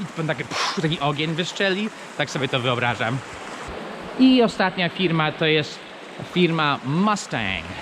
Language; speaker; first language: Polish; non-native, fluent; English